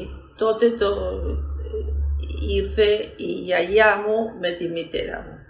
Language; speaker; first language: Greek; early bilingual, heritage; Greek